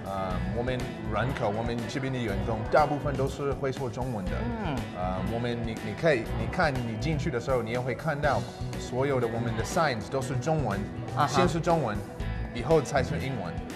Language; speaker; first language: Chinese; non-native, fluent; English